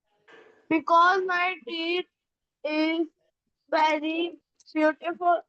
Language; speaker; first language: English; non-native, learner; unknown